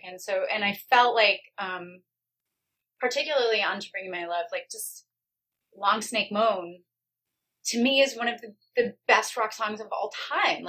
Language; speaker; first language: English; native; English